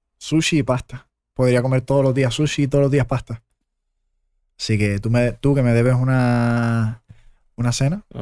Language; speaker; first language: Spanish; early bilingual, other home language; German